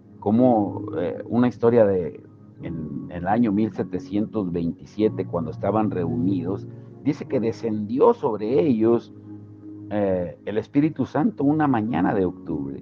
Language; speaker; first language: Spanish; native; Spanish